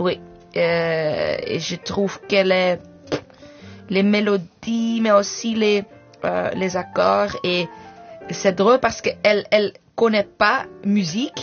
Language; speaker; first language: French; non-native, learner; English